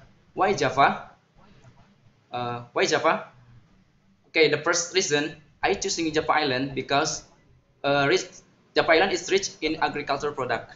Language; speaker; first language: English; non-native, learner; Indonesian